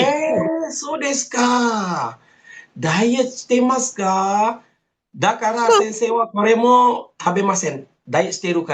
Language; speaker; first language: Japanese; non-native, fluent; Malay